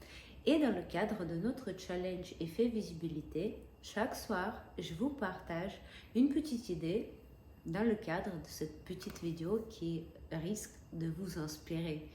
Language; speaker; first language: French; non-native, fluent; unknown